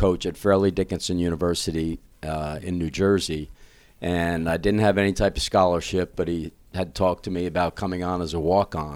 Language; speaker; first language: English; native; English